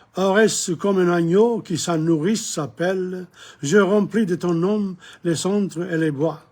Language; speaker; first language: French; non-native, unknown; English